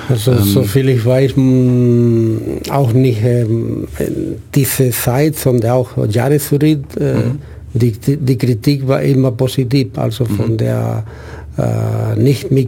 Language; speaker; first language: German; non-native, fluent; Spanish